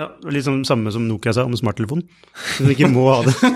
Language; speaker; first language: Norwegian; native; Norwegian